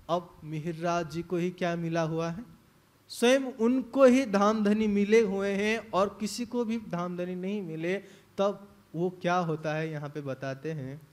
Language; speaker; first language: Hindi; native; Hindi